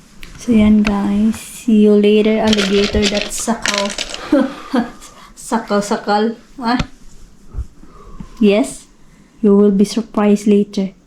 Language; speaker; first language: English; non-native, local second language; Cebuano